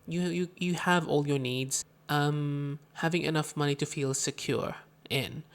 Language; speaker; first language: English; non-native, local second language; Filipino